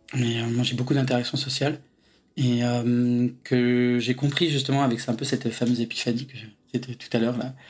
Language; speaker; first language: French; native; French